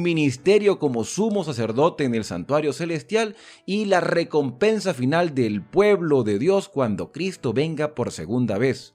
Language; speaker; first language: Spanish; native; Spanish